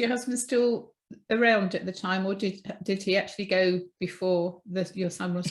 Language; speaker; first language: English; native; English